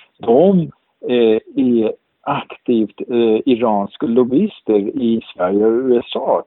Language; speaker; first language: Swedish; non-native, fluent; Persian